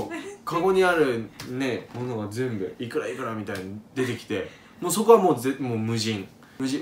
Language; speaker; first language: Japanese; native; Japanese